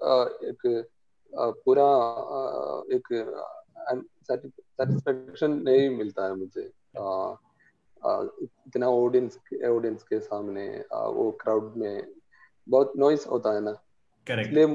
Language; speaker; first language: Hindi; non-native, local second language; Malayalam